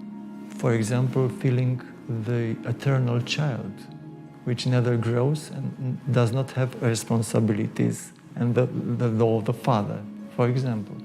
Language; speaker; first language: English; non-native, fluent; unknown